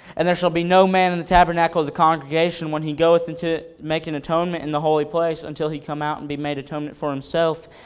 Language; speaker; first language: English; native; English